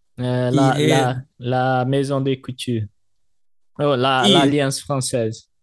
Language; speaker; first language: French; non-native, learner; Portuguese